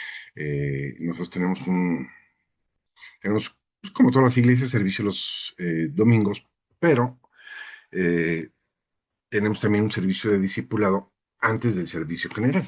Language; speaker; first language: Spanish; native; Spanish